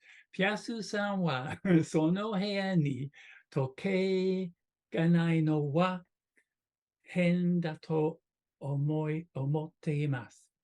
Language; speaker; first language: Japanese; non-native, learner; English